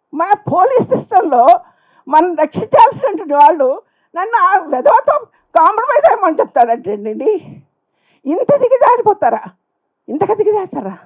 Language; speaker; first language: Telugu; non-native, local second language; Urdu